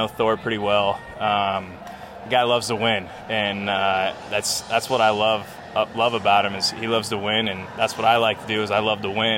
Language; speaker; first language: English; native; English